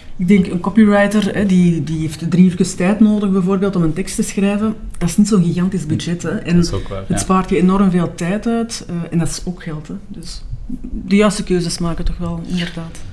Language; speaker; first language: Dutch; native; Dutch